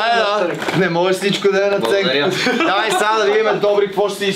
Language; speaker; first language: Bulgarian; native; Bulgarian